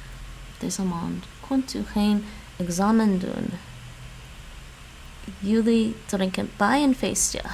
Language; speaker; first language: Dutch; non-native, learner; English